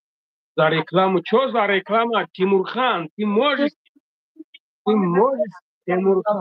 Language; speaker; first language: Russian; non-native, fluent; Tajik